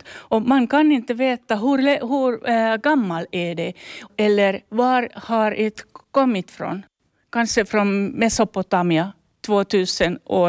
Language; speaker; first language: Swedish; non-native, local second language; Finnish